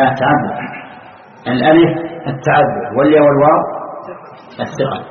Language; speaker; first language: Arabic; native; Arabic